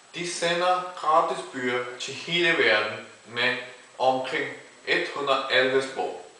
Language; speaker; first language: Danish; non-native, fluent; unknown